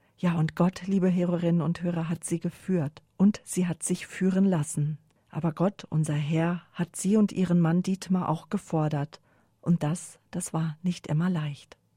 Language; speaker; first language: German; native; German